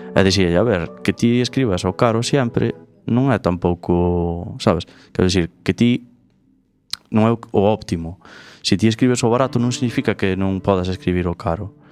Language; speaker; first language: Galician; native; Galician